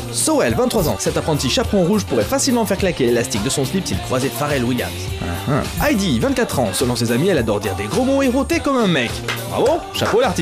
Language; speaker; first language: French; native; French